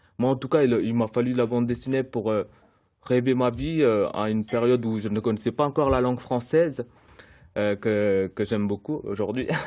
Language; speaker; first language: French; early bilingual, other home language; Sinhala